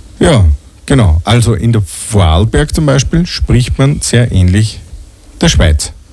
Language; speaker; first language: German; native; German